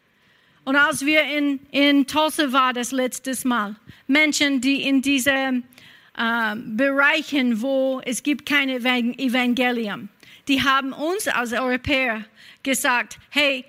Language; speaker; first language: German; non-native, fluent; English